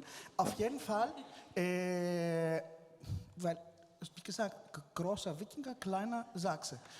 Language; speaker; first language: German; non-native, fluent; Greek